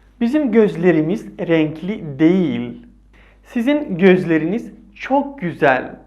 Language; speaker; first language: Turkish; non-native, fluent; Persian